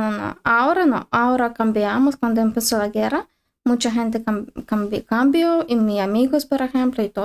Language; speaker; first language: Spanish; non-native, learner; Ukrainian